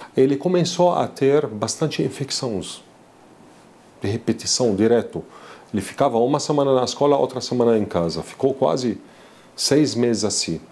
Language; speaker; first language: Portuguese; non-native, fluent; Arabic